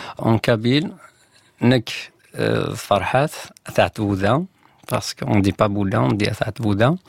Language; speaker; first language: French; non-native, local second language; Kabyle